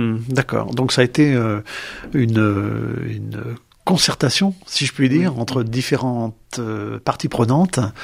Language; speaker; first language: French; native; French